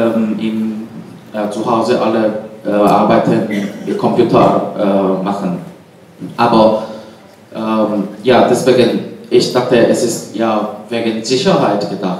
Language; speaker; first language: German; non-native, learner; Korean